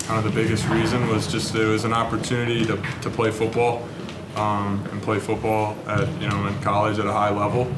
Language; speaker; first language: English; native; English